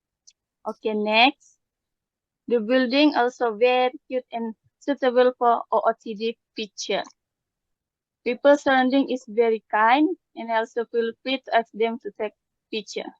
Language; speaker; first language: English; non-native, learner; Malay